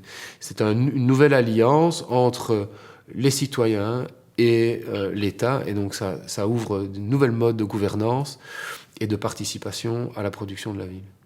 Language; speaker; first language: French; native; French